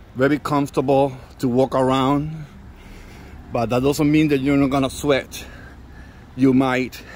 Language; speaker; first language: English; non-native, local second language; Spanish